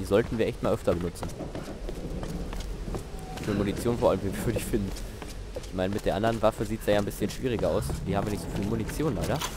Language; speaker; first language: German; native; German